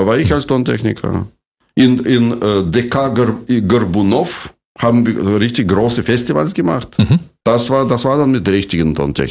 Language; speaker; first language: German; non-native, fluent; Russian